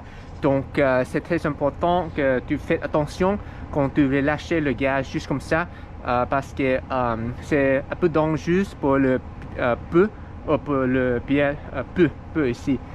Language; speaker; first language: French; non-native, learner; English